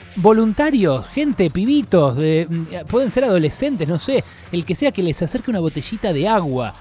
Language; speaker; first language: Spanish; native; Spanish